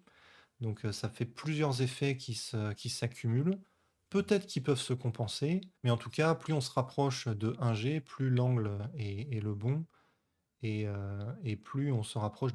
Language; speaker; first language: French; native; French